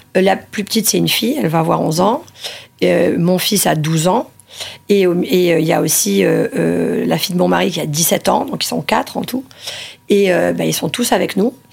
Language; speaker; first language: French; early bilingual, other home language; Italian